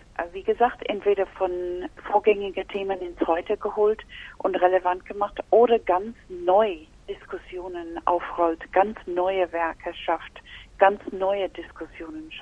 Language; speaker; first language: German; non-native, fluent; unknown